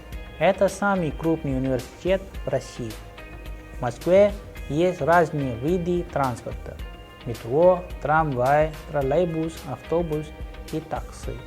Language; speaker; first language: Russian; non-native, fluent; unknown